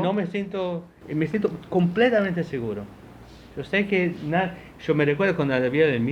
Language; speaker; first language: Spanish; non-native, fluent; Portuguese